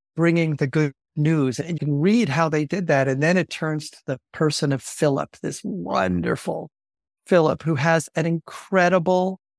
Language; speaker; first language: English; native; English